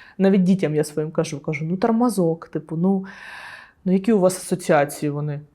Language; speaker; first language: Ukrainian; non-native, local second language; Russian